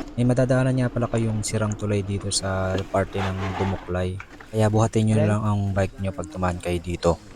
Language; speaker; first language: Filipino; native; Filipino